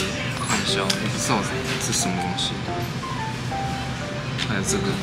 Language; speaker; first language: Chinese; early bilingual, heritage; Japanese